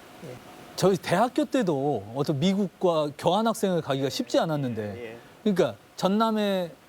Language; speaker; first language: Korean; native; Korean